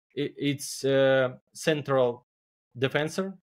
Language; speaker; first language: English; non-native, learner; Belarusian